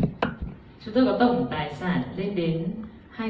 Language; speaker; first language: Vietnamese; native; Vietnamese